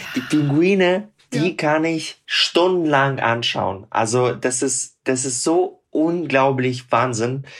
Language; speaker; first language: German; non-native, fluent; Russian